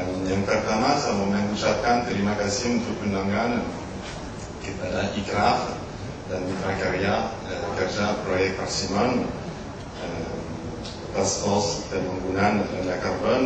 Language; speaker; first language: Indonesian; non-native, learner; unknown